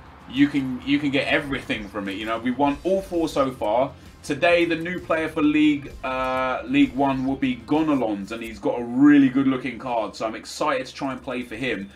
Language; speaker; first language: English; native; English